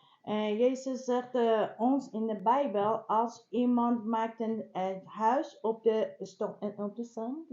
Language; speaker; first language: Dutch; non-native, learner; Persian